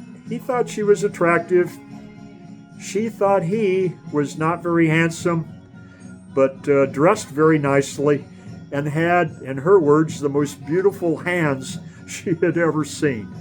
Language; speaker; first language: English; native; English